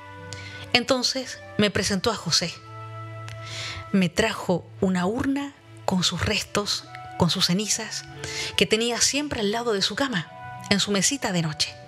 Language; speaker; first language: Spanish; native; Spanish